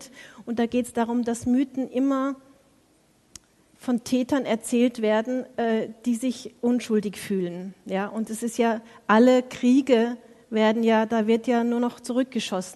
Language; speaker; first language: German; native; German